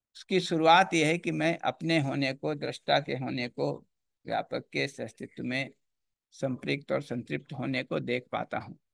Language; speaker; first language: Hindi; native; Hindi